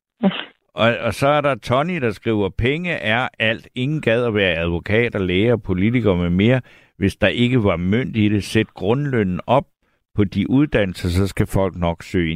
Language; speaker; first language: Danish; native; Danish